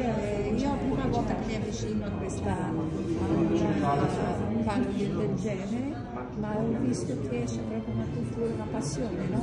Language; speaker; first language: Italian; non-native, fluent; Portuguese